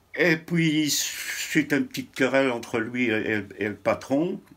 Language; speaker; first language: French; native; French